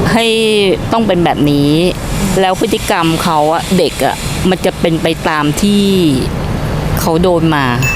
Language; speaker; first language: Thai; native; Thai